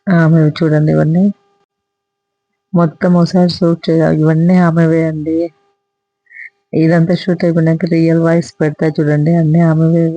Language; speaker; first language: Telugu; native; Telugu